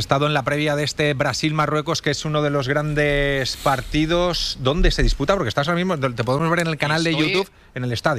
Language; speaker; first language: Spanish; native; Spanish